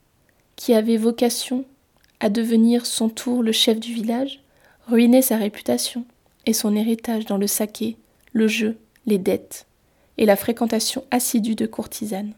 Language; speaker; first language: French; native; French